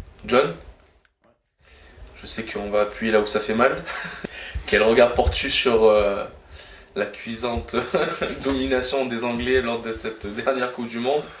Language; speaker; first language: French; native; French